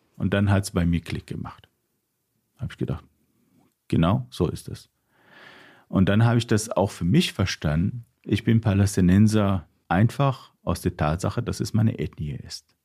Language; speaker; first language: German; non-native, fluent; Arabic